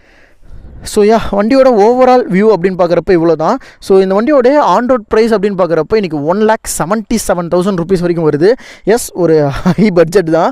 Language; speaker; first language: Tamil; native; Tamil